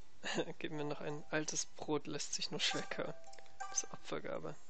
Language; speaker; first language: German; native; German